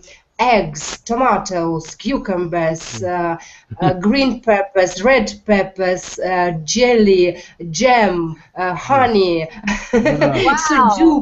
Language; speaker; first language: English; non-native, learner; Russian